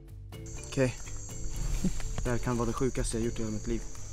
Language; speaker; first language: Swedish; native; Swedish